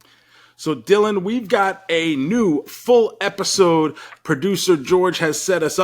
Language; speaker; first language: English; native; English